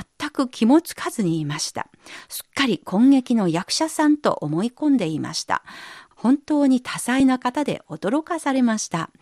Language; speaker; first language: Japanese; non-native, fluent; Chinese